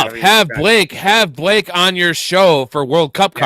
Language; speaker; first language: English; native; English